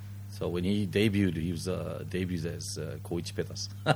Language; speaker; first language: English; early bilingual, heritage; English